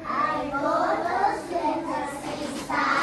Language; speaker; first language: English; non-native, learner; Thai